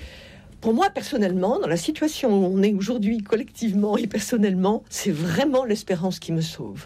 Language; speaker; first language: French; native; French